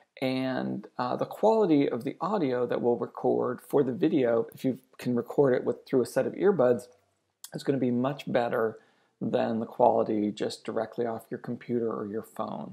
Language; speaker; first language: English; native; English